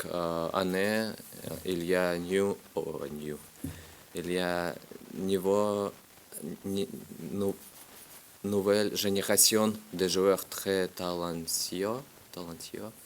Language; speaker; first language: French; non-native, learner; Russian